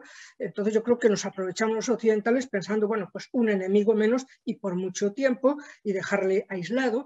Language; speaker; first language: Spanish; native; Spanish